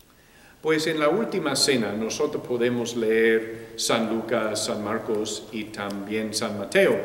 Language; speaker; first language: Spanish; non-native, fluent; English